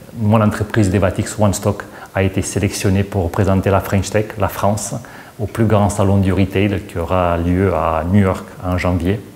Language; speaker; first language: French; non-native, fluent; Romanian